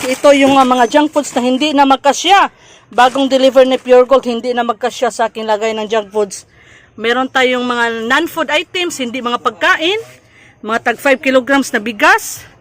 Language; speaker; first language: Filipino; non-native, local second language; Cebuano